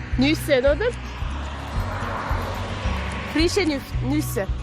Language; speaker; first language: German; non-native, learner; Turkish